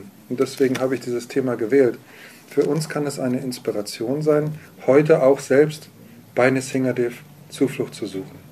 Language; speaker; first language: German; native; German